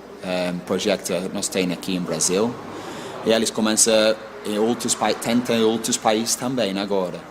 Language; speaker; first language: Portuguese; non-native, learner; English